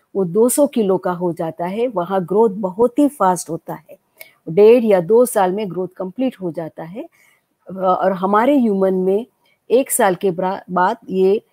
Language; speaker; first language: Hindi; non-native, local second language; Gujarati